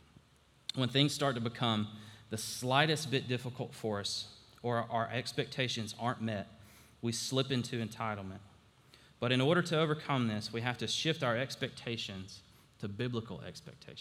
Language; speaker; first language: English; native; English